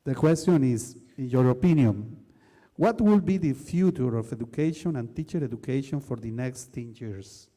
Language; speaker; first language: English; non-native, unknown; Spanish